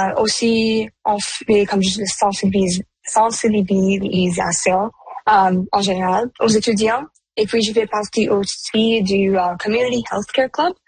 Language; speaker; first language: French; non-native, local second language; Punjabi